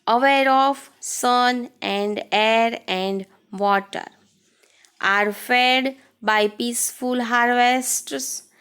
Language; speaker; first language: English; non-native, local second language; Gujarati